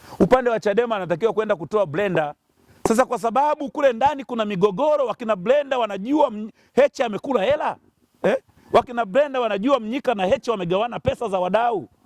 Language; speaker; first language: Swahili; native; Swahili